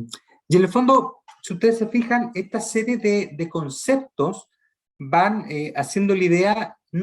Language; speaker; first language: Spanish; native; Spanish